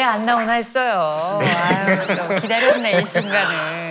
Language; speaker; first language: Korean; native; Korean